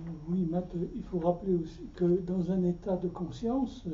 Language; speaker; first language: French; non-native, fluent; German